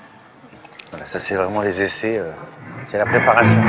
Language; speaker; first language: French; native; French